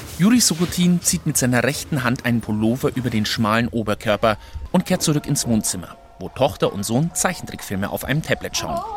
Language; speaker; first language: German; native; German